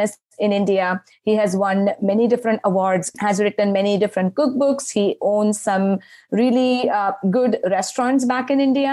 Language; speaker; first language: English; non-native, local second language; Marathi